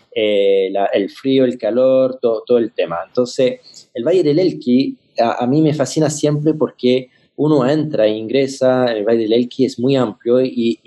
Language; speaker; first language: Spanish; non-native, fluent; French